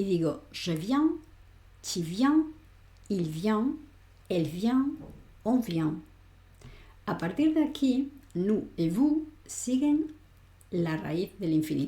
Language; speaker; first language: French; non-native, fluent; Spanish